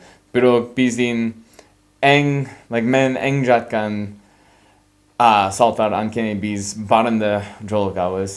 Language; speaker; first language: Kyrgyz; non-native, learner; English